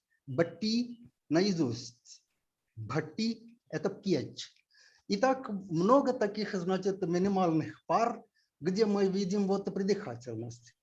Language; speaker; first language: Russian; non-native, fluent; Telugu